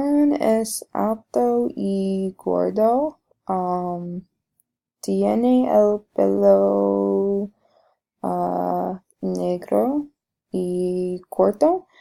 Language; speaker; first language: Spanish; non-native, learner; English